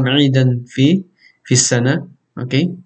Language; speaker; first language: Arabic; non-native, fluent; Filipino